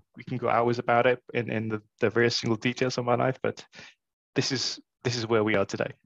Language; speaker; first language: English; non-native, fluent; Morisyen